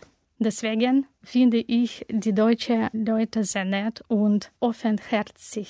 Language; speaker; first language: German; non-native, learner; Russian